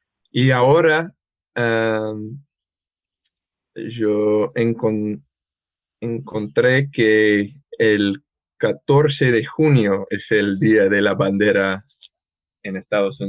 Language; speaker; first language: Spanish; non-native, fluent; English